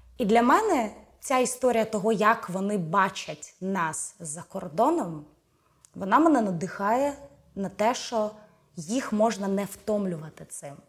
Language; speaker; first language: Ukrainian; native; Ukrainian